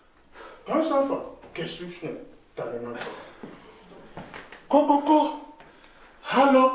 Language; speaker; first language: German; non-native, fluent; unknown